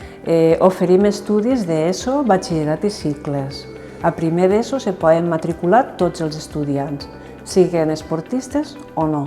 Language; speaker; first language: Catalan; native; Catalan